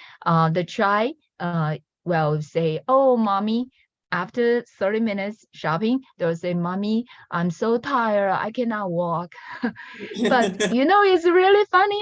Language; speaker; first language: English; non-native, learner; Chinese